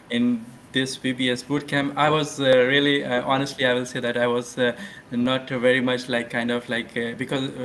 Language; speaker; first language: English; non-native, local second language; Hindi